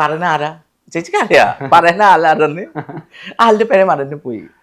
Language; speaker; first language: Malayalam; non-native, fluent; Assamese